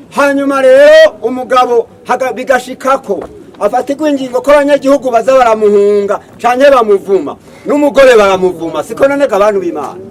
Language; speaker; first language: Rundi; native; Rundi